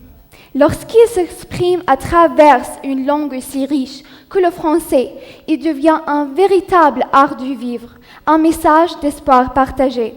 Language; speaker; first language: French; non-native, learner; Arabic